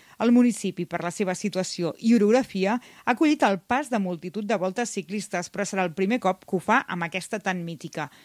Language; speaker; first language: Catalan; native; Catalan